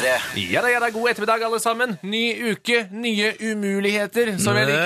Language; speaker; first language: Norwegian; native; Norwegian